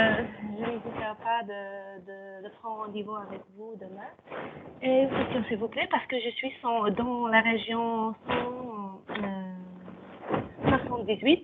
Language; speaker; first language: French; non-native, fluent; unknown